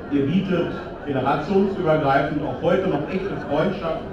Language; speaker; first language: German; native; German